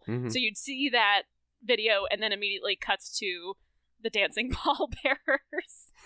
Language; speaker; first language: English; native; English